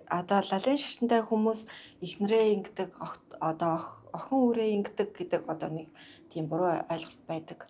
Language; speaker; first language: Mongolian; non-native, local second language; Kazakh